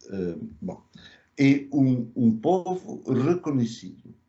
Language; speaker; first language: Portuguese; early bilingual, other home language; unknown